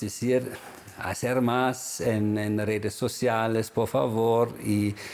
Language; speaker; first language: Spanish; non-native, fluent; German